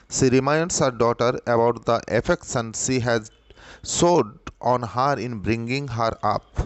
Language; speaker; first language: English; non-native, local second language; Bangla